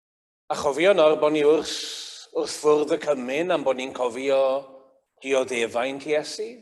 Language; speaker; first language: Welsh; native; Welsh